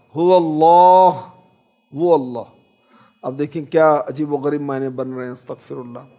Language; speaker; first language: Urdu; native; Urdu